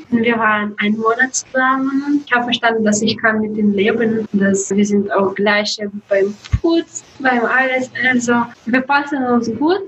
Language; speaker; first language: German; non-native, learner; Russian